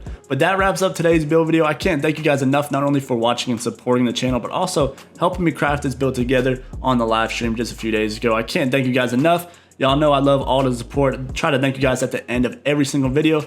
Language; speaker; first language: English; native; English